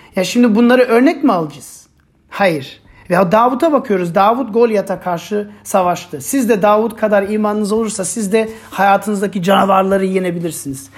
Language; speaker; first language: Turkish; non-native, fluent; German